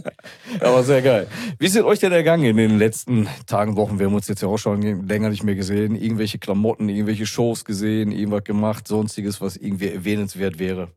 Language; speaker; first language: German; native; German